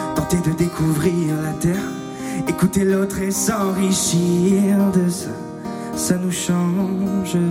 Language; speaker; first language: French; native; French